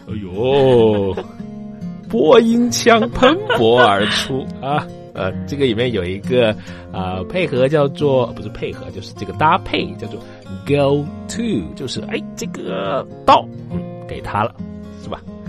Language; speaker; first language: Chinese; native; Chinese